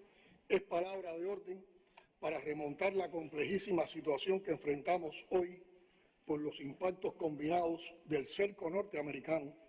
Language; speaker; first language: Spanish; native; Spanish